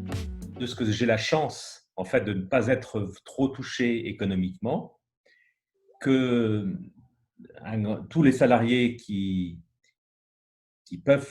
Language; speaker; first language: French; native; French